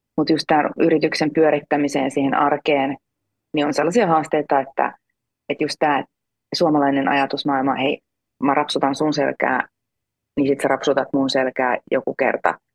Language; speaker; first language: Finnish; native; Finnish